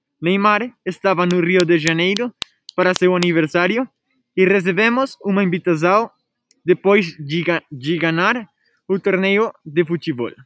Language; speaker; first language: Portuguese; non-native, learner; Spanish